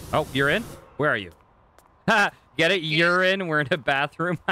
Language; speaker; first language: English; native; English